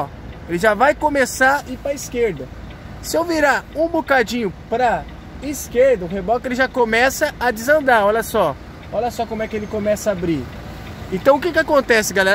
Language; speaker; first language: Portuguese; native; Portuguese